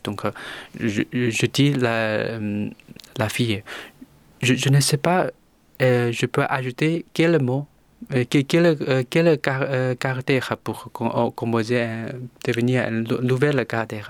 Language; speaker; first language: French; non-native, learner; Chinese